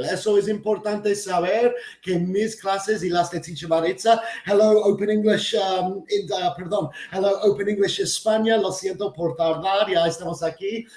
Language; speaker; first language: Spanish; non-native, fluent; English